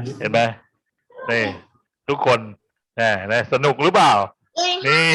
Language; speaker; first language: Thai; native; Thai